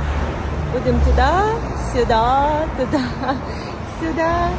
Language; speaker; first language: Russian; non-native, local second language; Kyrgyz